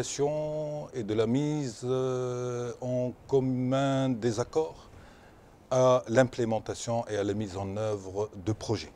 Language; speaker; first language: French; non-native, local second language; Arabic